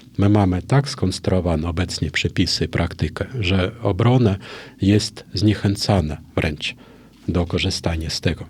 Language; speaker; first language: Polish; non-native, fluent; Russian